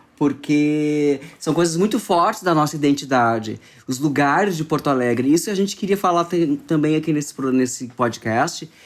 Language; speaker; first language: Portuguese; native; Portuguese